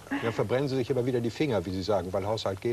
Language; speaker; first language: German; native; German